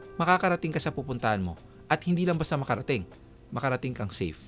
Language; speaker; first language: Filipino; native; Filipino